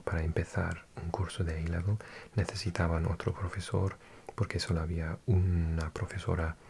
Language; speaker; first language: Spanish; non-native, fluent; English